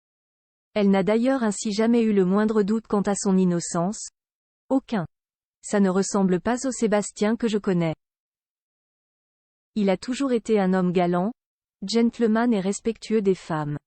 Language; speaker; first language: French; native; French